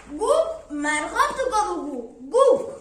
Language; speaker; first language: Basque; non-native, local second language; Spanish